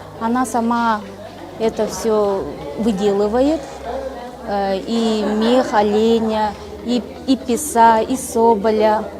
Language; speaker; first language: Russian; non-native, local second language; Yakut